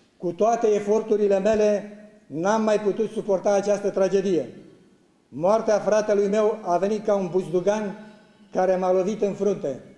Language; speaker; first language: Romanian; native; Romanian